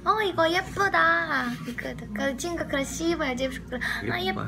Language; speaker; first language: Russian; non-native, learner; Korean